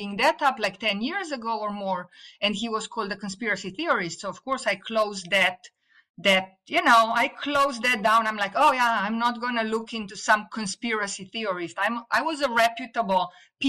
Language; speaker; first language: English; non-native, fluent; Slovenian